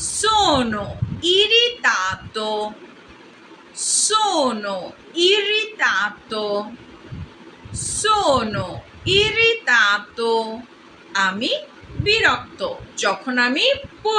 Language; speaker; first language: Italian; non-native, learner; Bangla